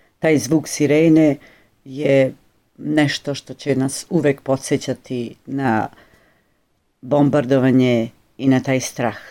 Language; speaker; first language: Serbian; native; Serbian